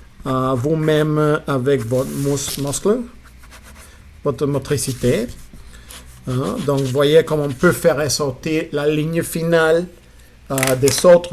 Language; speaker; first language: French; non-native, fluent; Spanish